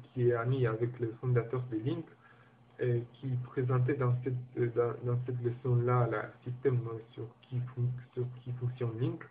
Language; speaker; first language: French; non-native, learner; Romanian